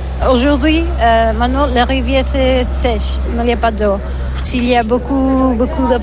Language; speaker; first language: French; non-native, learner; Catalan